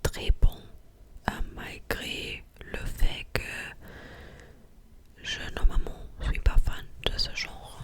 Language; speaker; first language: French; non-native, fluent; English